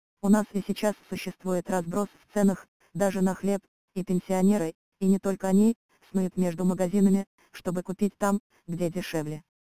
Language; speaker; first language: Russian; native; Russian